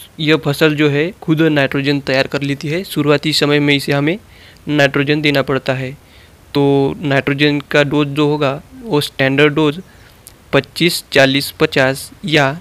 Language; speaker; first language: Hindi; non-native, local second language; Marathi